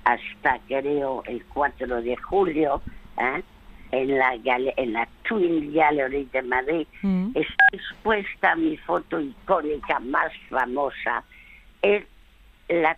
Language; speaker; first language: Spanish; early bilingual, other home language; French